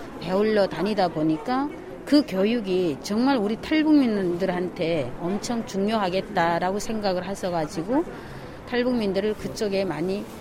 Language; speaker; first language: Korean; native; Korean